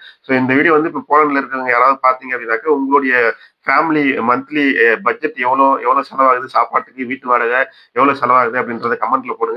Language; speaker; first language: Tamil; native; Tamil